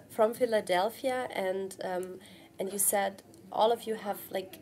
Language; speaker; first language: English; non-native, fluent; German